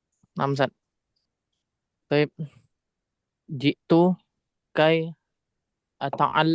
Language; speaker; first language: Arabic; non-native, learner; Indonesian